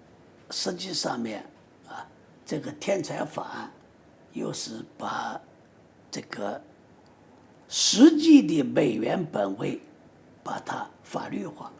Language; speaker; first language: Chinese; native; Chinese